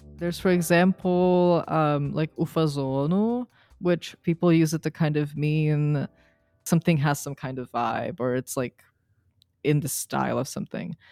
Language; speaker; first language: English; early bilingual, other home language; Serbian